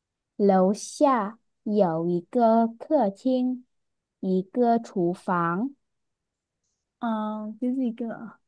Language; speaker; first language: Chinese; non-native, learner; Vietnamese